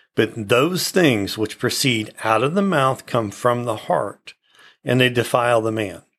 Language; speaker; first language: English; native; English